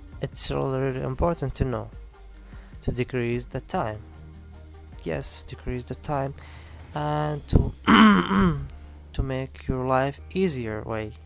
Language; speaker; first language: English; non-native, learner; Arabic